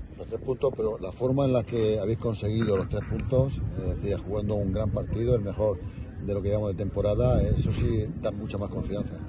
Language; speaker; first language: Spanish; native; Spanish